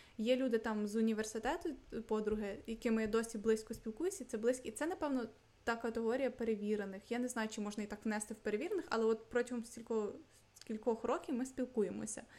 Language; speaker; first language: Ukrainian; non-native, local second language; Russian